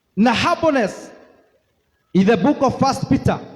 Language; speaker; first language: English; non-native, local second language; Swahili